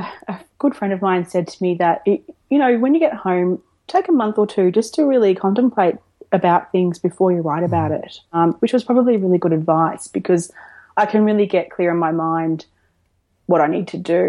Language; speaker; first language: English; native; English